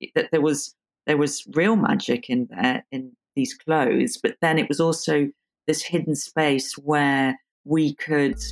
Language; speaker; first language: English; native; English